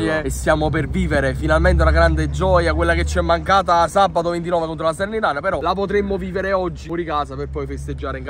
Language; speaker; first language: Italian; native; Italian